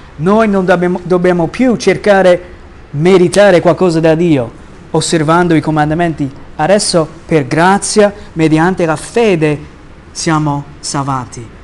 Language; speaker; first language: Italian; non-native, fluent; English